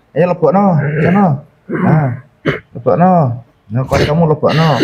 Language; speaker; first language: Indonesian; native; Indonesian